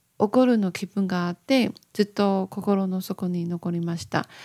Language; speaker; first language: Japanese; non-native, learner; Chinese